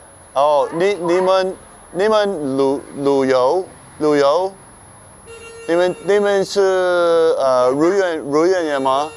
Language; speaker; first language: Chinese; non-native, learner; English